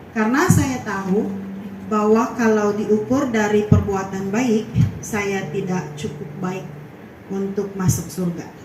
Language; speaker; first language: Indonesian; non-native, learner; Filipino